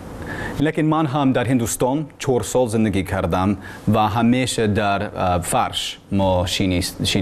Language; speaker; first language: Persian; non-native, fluent; English